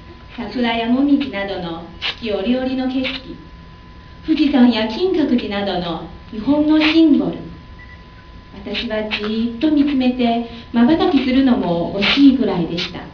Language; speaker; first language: Japanese; non-native, fluent; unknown